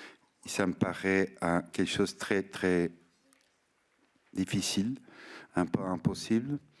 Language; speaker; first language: French; non-native, fluent; Portuguese